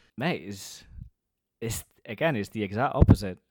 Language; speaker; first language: English; non-native, fluent; Spanish